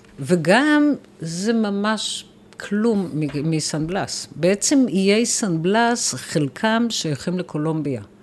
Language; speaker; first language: Hebrew; native; Hebrew